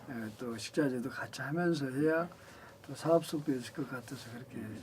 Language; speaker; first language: Korean; native; Korean